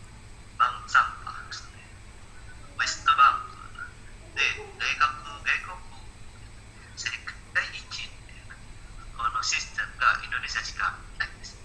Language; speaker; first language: Japanese; non-native, learner; Indonesian